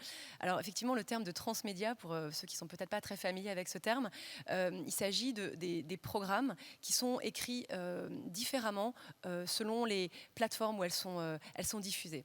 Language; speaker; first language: French; native; French